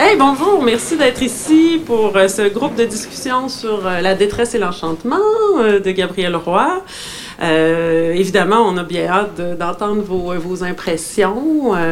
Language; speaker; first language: French; native; French